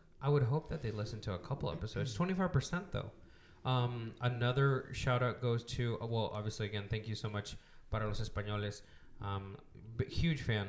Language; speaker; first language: English; early bilingual, other home language; Spanish